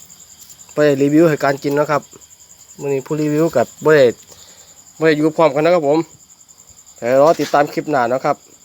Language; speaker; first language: Thai; native; Thai